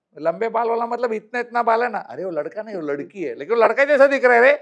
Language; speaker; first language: Hindi; non-native, local second language; Marathi